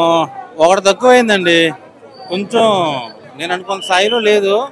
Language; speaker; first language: Telugu; native; Telugu